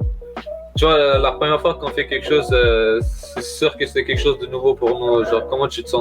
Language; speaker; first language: French; native; French